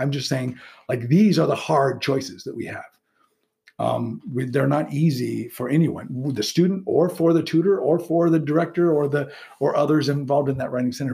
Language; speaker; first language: English; native; English